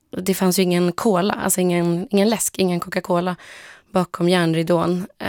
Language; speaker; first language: Swedish; early bilingual, other home language; Polish